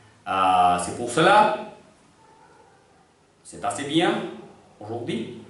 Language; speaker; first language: French; non-native, learner; Hindi